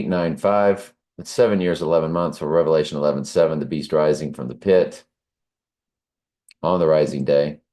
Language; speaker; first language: English; native; English